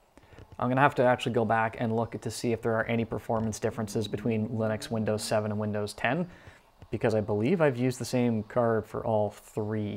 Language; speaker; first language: English; native; English